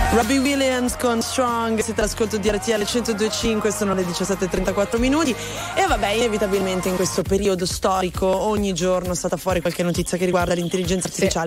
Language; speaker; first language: Italian; native; Italian